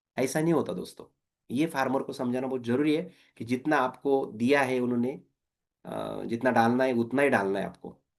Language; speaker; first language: Hindi; non-native, local second language; Marathi